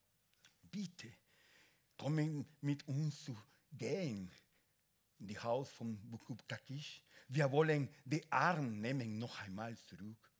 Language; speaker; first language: German; non-native, learner; Spanish